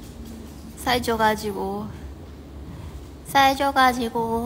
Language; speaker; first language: Korean; non-native, fluent; Chinese